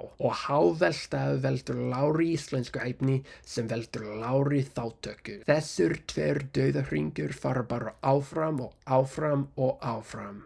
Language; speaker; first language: Icelandic; non-native, fluent; English